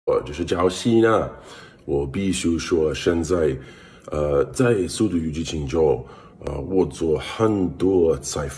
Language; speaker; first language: Chinese; non-native, learner; English